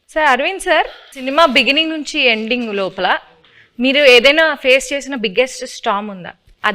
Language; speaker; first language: Telugu; native; Telugu